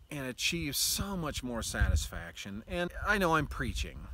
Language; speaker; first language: English; native; English